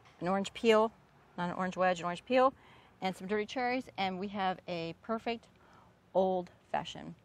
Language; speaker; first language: English; native; English